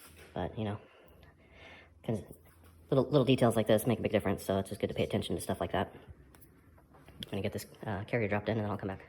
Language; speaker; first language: English; native; English